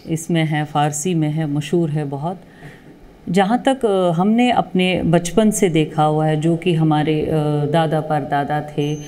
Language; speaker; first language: Hindi; non-native, local second language; Kashmiri